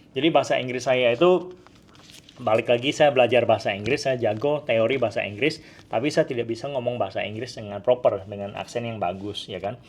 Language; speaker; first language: Indonesian; non-native, local second language; Hakka Chinese